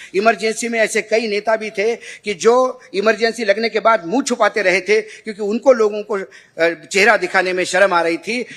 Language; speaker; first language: Hindi; non-native, local second language; Marathi